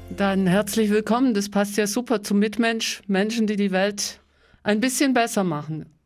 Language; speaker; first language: German; native; German